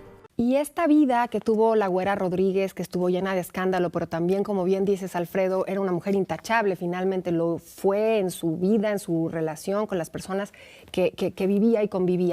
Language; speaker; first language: Spanish; native; Spanish